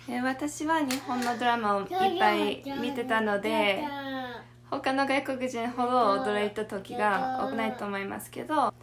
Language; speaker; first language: Japanese; non-native, fluent; English